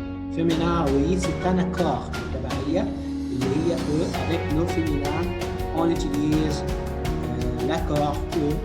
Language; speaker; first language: French; non-native, fluent; Arabic